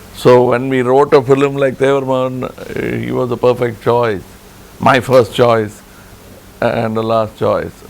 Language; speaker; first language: English; non-native, local second language; Tamil